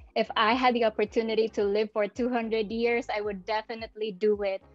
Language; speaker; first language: English; non-native, local second language; Cebuano